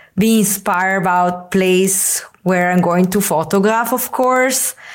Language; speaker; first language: English; non-native, fluent; Italian